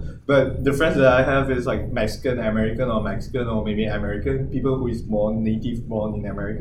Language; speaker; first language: English; non-native, local second language; Chinese